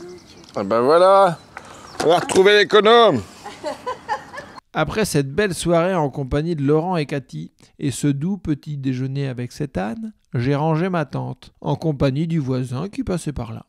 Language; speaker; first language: French; native; French